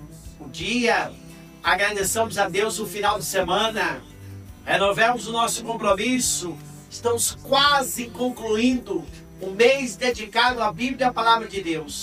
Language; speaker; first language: Portuguese; native; Portuguese